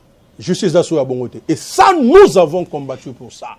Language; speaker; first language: French; non-native, local second language; Lingala